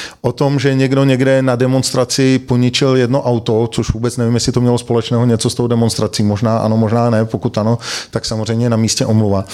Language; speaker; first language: Czech; native; Czech